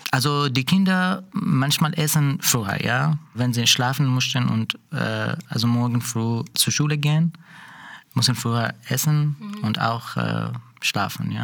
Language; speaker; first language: German; non-native, learner; Persian